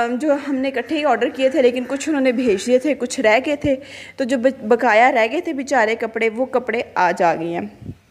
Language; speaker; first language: Urdu; non-native, local second language; Punjabi